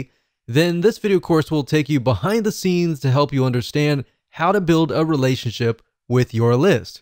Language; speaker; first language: English; native; English